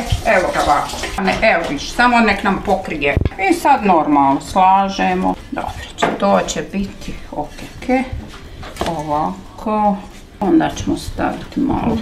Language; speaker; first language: Croatian; native; Croatian